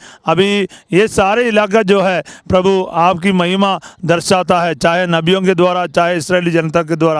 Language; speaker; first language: Hindi; native; Hindi